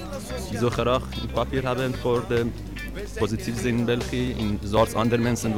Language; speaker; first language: Dutch; non-native, learner; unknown